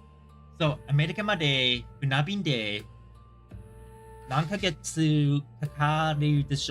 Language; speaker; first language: Japanese; non-native, learner; English